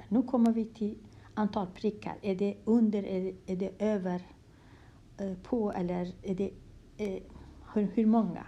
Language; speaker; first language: Swedish; non-native, fluent; Kurdish